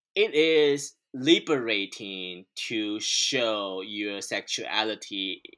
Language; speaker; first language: English; non-native, fluent; Chinese